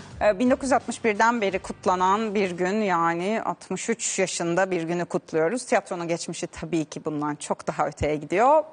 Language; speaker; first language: Turkish; native; Turkish